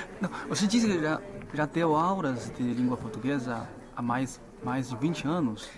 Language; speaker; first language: Portuguese; non-native, fluent; Chinese